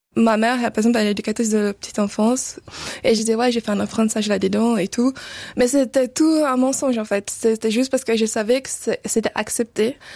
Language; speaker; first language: French; early bilingual, other home language; Portuguese